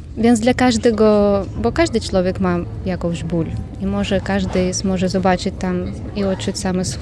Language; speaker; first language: Polish; non-native, learner; Ukrainian